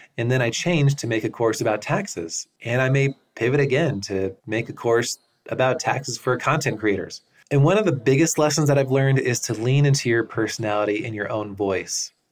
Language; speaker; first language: English; native; English